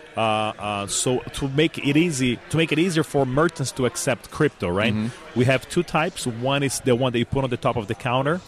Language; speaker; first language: English; non-native, fluent; Portuguese